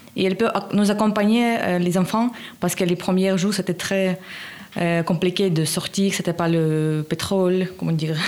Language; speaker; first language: French; non-native, learner; Russian